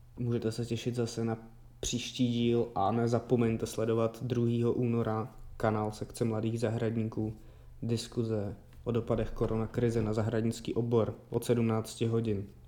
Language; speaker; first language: Czech; native; Czech